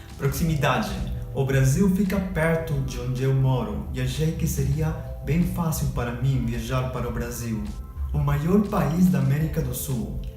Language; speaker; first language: Portuguese; non-native, fluent; Spanish